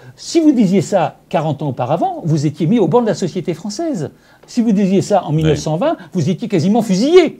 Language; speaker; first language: French; native; French